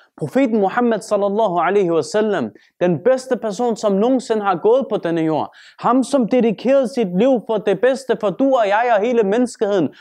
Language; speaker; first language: Danish; early bilingual, other home language; Turkish